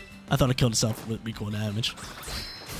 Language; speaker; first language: English; native; English